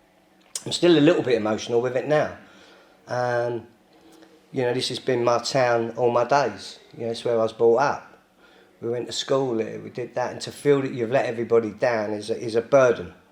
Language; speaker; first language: English; native; English